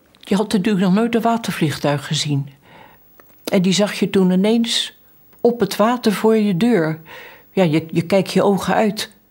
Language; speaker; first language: Dutch; native; Dutch